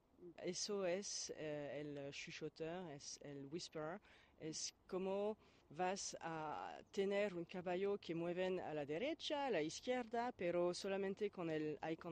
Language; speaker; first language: Spanish; non-native, fluent; French